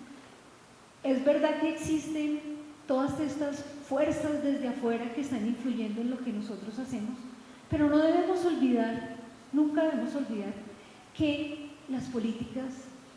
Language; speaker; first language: Spanish; native; Spanish